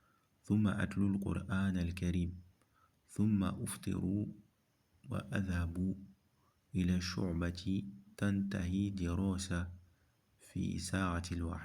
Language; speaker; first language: Arabic; non-native, fluent; French